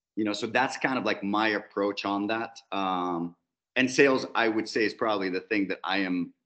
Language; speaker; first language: English; non-native, fluent; Spanish